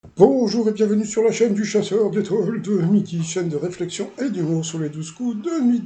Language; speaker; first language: French; native; French